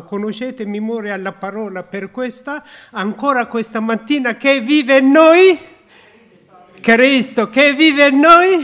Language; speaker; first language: Italian; non-native, learner; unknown